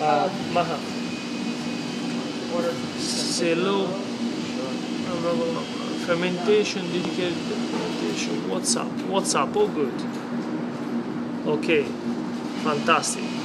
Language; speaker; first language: English; non-native, fluent; Italian